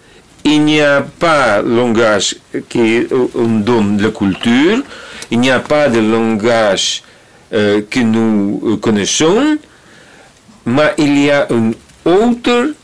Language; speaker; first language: French; non-native, learner; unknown